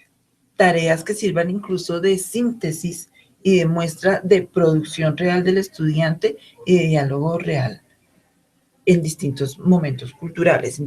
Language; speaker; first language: Spanish; native; Spanish